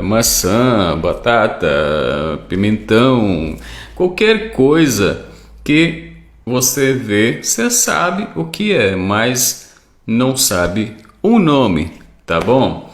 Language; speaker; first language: Portuguese; non-native, fluent; Arabic